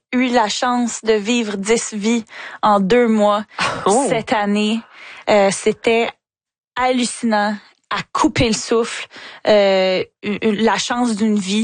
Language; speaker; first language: French; native; French